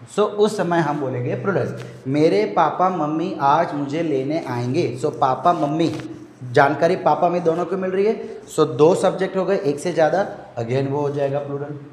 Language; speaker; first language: Hindi; native; Hindi